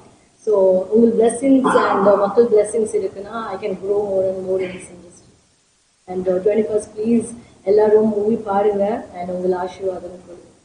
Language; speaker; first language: Tamil; non-native, learner; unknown